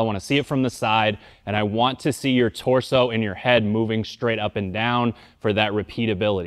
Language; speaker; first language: English; native; English